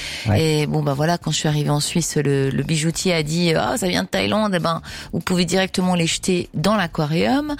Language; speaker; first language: French; native; French